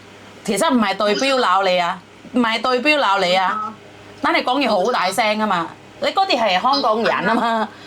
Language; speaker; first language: Cantonese; non-native, fluent; Javanese